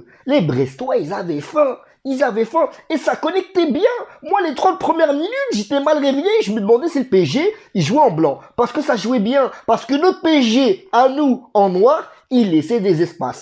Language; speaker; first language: French; native; French